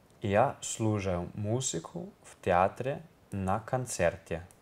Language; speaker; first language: Russian; non-native, learner; Italian